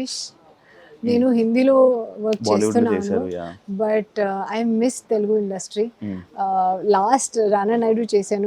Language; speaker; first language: Telugu; non-native, learner; Hindi